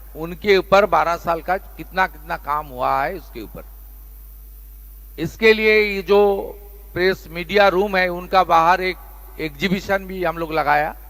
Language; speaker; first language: Hindi; non-native, local second language; Bangla